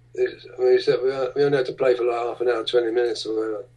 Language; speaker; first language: English; native; English